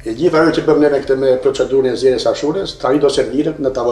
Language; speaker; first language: Albanian; native; Albanian